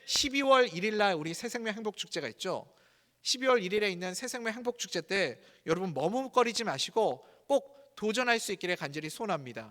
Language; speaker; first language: Korean; native; Korean